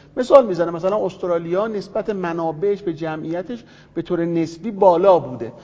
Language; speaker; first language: Persian; native; Persian